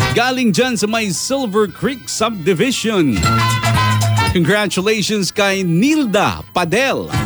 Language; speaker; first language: Filipino; non-native, local second language; Cebuano